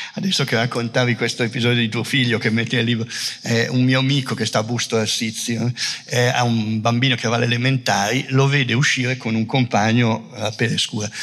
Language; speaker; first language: Italian; native; Italian